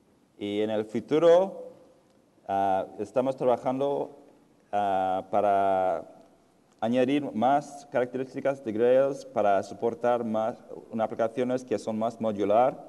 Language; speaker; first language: Spanish; non-native, fluent; English